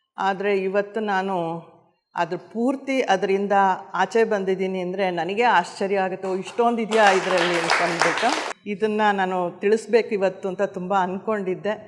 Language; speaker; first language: Kannada; native; Kannada